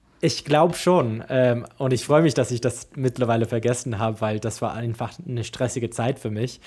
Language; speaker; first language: German; non-native, fluent; English